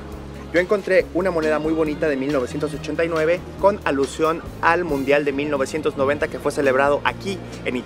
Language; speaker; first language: Spanish; native; Spanish